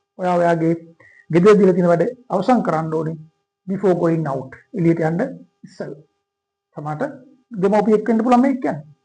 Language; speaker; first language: Sinhala; native; Sinhala